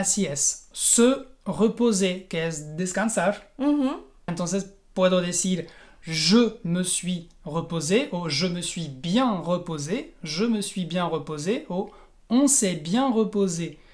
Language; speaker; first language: Spanish; non-native, fluent; French